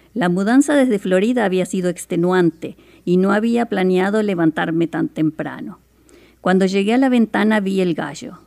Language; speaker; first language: Spanish; native; Spanish